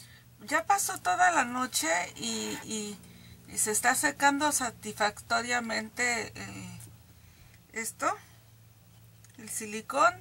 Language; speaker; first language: Spanish; native; Spanish